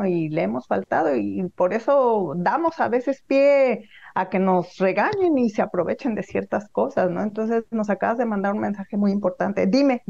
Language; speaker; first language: Spanish; native; Spanish